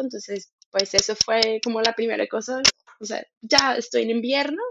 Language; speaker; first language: Spanish; non-native, fluent; English